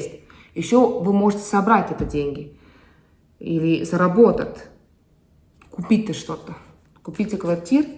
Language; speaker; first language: Russian; non-native, fluent; Estonian